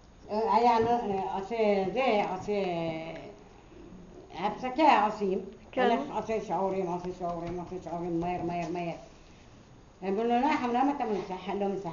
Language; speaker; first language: Hebrew; non-native, learner; Arabic